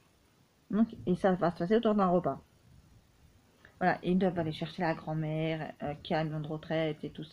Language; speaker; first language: French; native; French